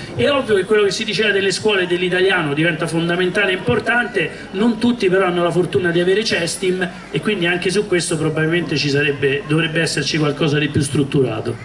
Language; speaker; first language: Italian; native; Italian